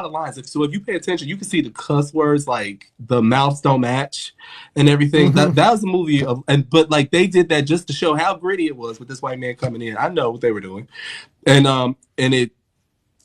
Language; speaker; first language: English; native; English